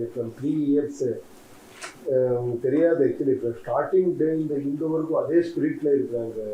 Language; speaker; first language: Tamil; non-native, learner; Kannada